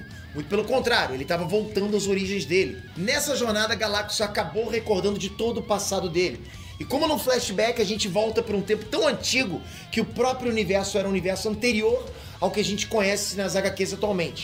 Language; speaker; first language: Portuguese; native; Portuguese